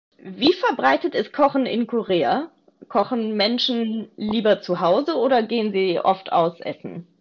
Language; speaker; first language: German; native; German